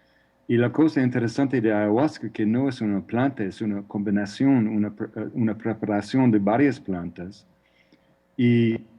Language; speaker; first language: Spanish; non-native, fluent; English